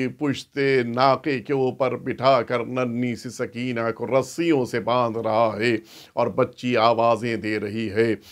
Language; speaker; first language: Urdu; native; Urdu